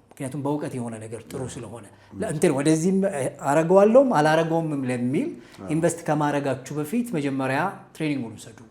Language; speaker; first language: Amharic; native; Amharic